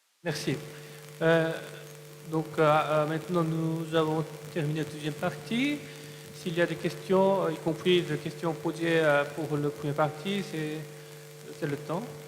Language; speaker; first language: French; non-native, fluent; Korean